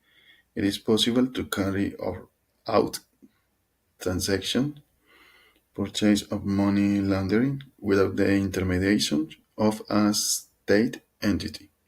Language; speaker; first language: English; non-native, learner; Spanish